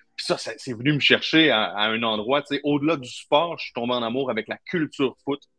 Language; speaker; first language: French; native; French